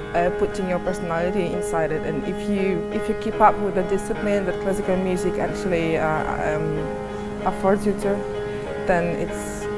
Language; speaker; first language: English; non-native, fluent; Polish